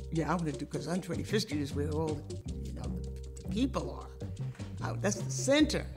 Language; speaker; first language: English; native; English